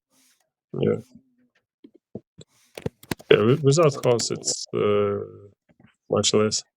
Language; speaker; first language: English; non-native, learner; Ukrainian